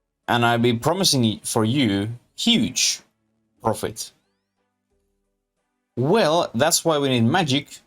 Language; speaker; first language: English; non-native, learner; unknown